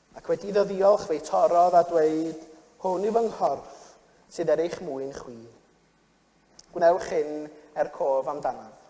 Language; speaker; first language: Welsh; native; Welsh